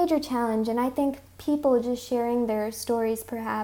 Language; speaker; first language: English; early bilingual, other home language; Hindi